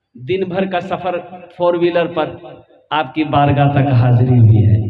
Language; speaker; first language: Hindi; non-native, local second language; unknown